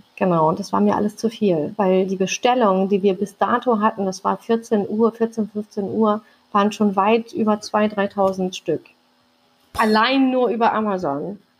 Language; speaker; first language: German; early bilingual, other home language; Turkish